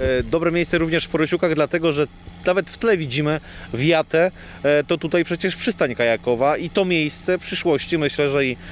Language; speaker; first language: Polish; native; Polish